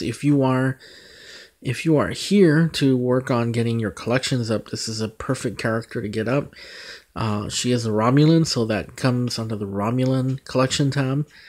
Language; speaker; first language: English; native; English